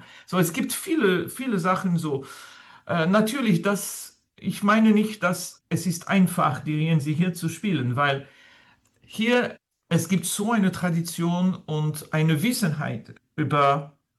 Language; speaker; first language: German; non-native, fluent; French